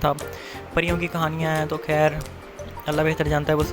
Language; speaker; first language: Urdu; native; Urdu